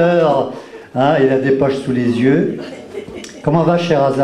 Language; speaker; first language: French; native; French